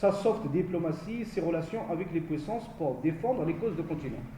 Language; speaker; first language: French; non-native, local second language; Arabic